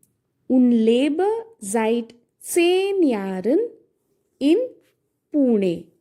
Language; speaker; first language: German; non-native, fluent; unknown